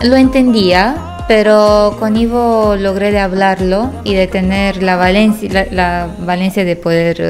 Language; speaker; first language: Spanish; non-native, fluent; Romanian